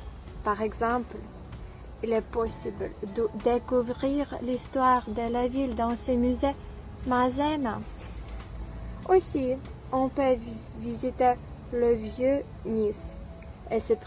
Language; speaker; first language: French; non-native, learner; Ukrainian